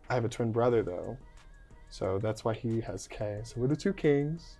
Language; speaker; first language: English; native; English